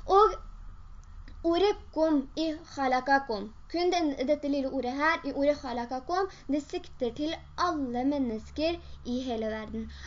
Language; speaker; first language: Norwegian; early bilingual, other home language; Urdu